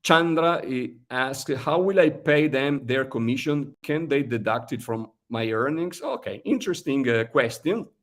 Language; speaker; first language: English; non-native, fluent; Italian